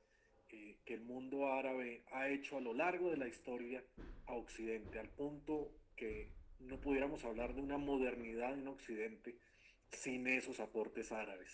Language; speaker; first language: Spanish; native; Spanish